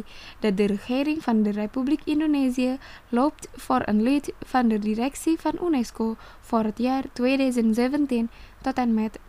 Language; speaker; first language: Dutch; non-native, fluent; Indonesian